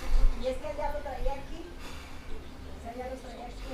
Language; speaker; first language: Spanish; native; Spanish